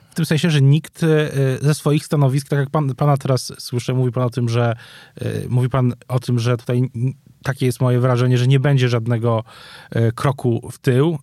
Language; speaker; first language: Polish; native; Polish